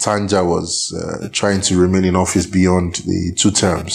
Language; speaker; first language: English; non-native, local second language; Yoruba